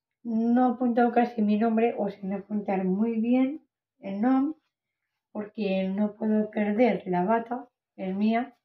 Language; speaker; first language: Spanish; non-native, local second language; Catalan